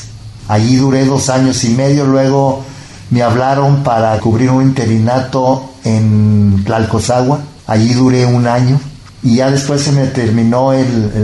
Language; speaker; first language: Spanish; native; Spanish